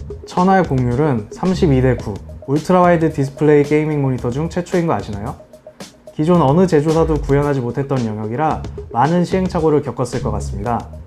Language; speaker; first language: Korean; native; Korean